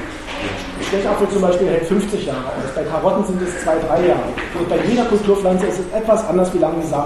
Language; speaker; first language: German; native; German